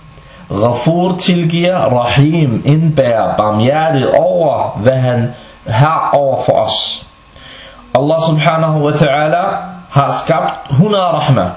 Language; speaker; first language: Danish; non-native, local second language; Arabic